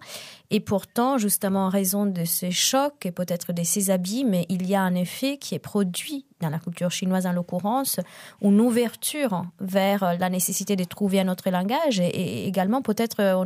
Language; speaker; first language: French; non-native, fluent; Italian